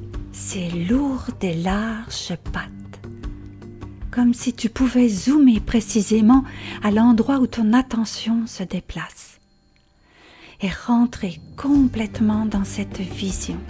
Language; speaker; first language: French; native; French